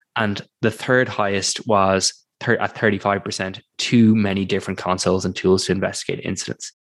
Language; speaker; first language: English; native; English